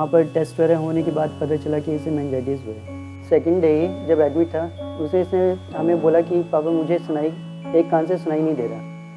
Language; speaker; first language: Hindi; native; Hindi